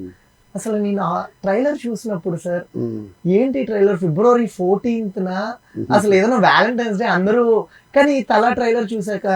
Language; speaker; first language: Telugu; native; Telugu